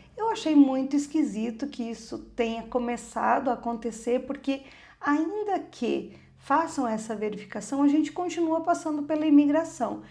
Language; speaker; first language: Portuguese; native; Portuguese